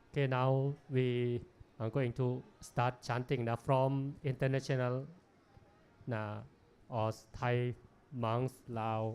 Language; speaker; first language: English; non-native, learner; Thai